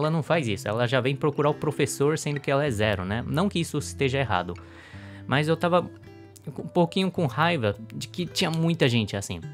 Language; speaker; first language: Portuguese; early bilingual, other home language; Japanese